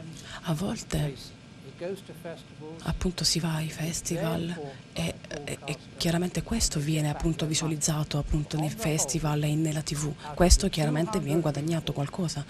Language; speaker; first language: Italian; native; Italian